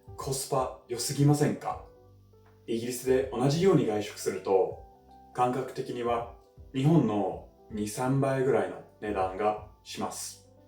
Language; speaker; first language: Japanese; non-native, fluent; English